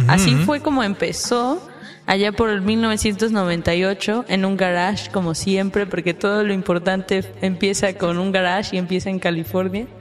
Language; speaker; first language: Spanish; native; Spanish